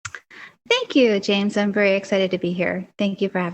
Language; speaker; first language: English; native; English